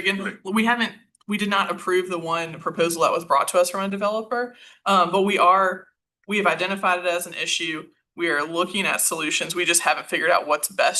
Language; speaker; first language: English; native; English